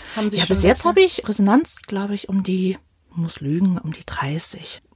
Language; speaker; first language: German; native; German